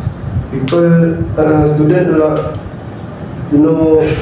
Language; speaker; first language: English; non-native, learner; Malay